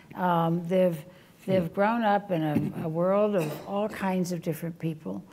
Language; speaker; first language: English; native; English